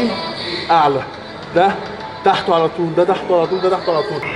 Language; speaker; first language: Arabic; native; Arabic